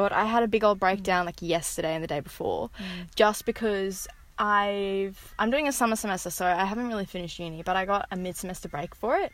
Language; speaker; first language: English; native; English